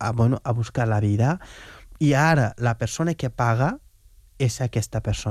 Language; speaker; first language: Catalan; non-native, fluent; Wolof